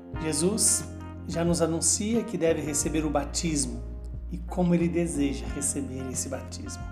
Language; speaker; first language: Portuguese; native; Portuguese